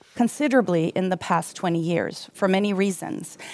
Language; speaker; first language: English; non-native, fluent; German